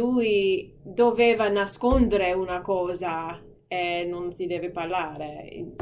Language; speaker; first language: Italian; non-native, fluent; English